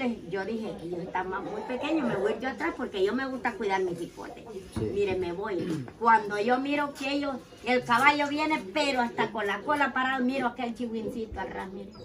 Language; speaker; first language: Spanish; native; Spanish